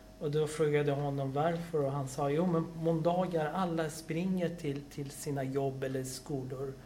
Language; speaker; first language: Swedish; non-native, fluent; Persian